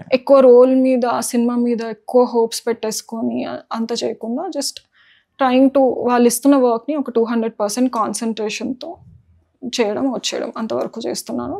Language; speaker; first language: Telugu; non-native, local second language; Marathi